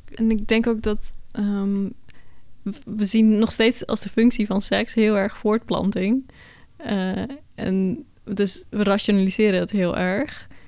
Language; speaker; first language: Dutch; early bilingual, other home language; Persian